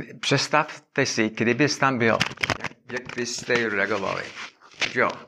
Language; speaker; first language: Czech; non-native, learner; English